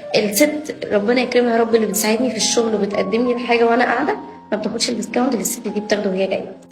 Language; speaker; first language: Egyptian Arabic; native; Egyptian Arabic